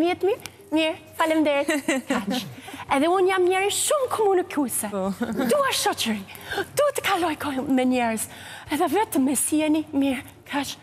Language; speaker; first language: Albanian; non-native, fluent; English